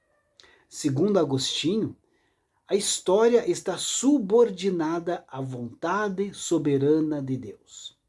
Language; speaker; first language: Portuguese; native; Portuguese